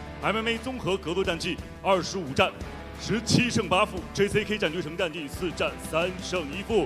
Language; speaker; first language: Chinese; native; Chinese